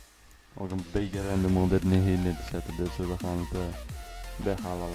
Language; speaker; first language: Dutch; native; Dutch